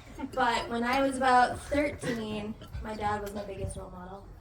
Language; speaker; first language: English; native; English